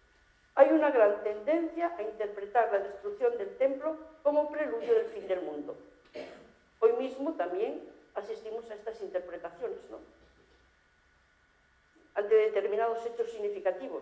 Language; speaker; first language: Spanish; native; Spanish